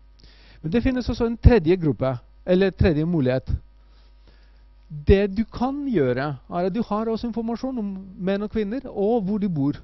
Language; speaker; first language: Norwegian; non-native, fluent; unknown